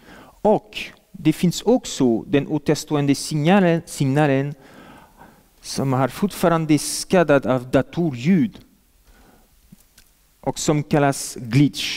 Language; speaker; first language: Swedish; non-native, fluent; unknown